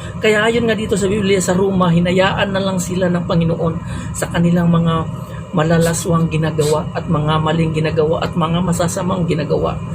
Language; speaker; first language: Filipino; non-native, local second language; Cebuano